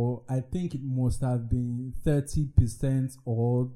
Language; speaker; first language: English; non-native, local second language; Yoruba